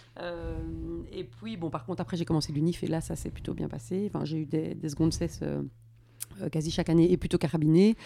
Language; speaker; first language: French; native; French